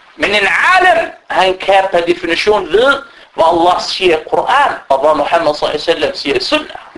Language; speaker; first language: Danish; early bilingual, other home language; Arabic